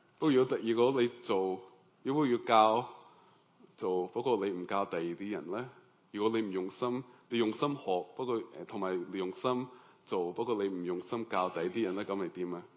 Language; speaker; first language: Cantonese; early bilingual, heritage; Cantonese